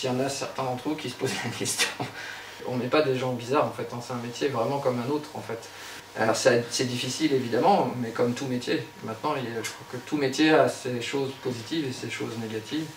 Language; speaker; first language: French; native; French